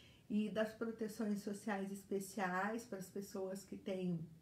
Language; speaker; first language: Portuguese; native; Portuguese